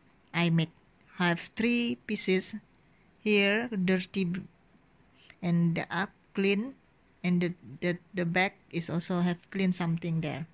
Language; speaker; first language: English; non-native, learner; Indonesian